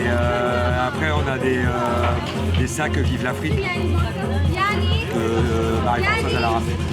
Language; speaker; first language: French; native; French